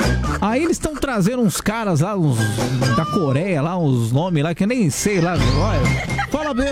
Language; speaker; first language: Portuguese; native; Portuguese